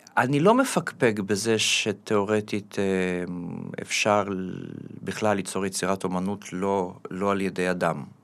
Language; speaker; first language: Hebrew; early bilingual, other home language; Russian